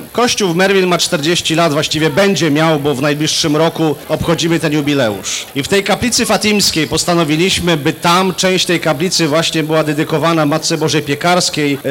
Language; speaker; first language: Polish; native; Polish